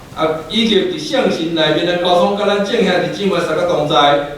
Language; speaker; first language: Chinese; native; Chinese